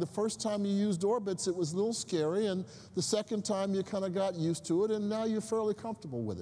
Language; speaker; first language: English; native; English